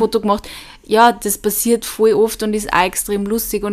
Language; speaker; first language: German; native; German